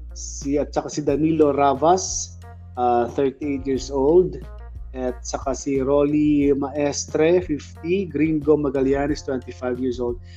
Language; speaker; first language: Filipino; non-native, local second language; Bikol